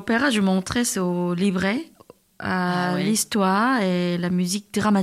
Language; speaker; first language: French; non-native, learner; Korean